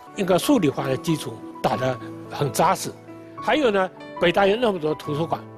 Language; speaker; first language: Chinese; native; Chinese